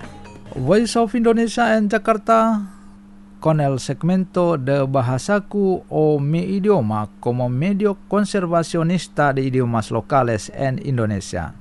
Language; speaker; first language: Spanish; non-native, fluent; Indonesian